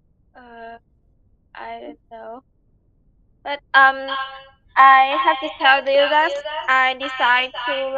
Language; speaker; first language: English; non-native, learner; Vietnamese